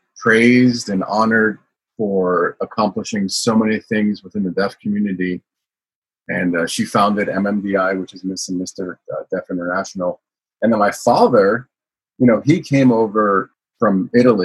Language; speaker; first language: English; native; English